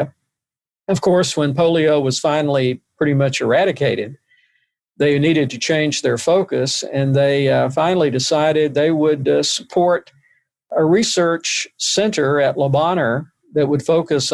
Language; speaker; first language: English; native; English